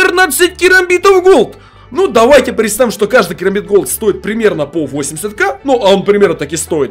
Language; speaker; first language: Russian; native; Russian